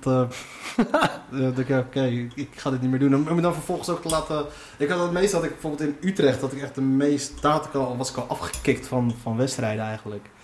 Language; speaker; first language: Dutch; early bilingual, other home language; Riffian